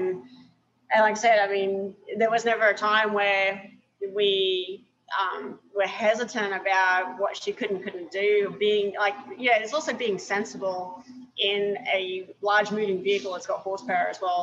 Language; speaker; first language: English; native; English